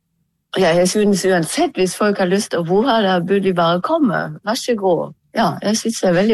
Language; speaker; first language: Norwegian; non-native, fluent; German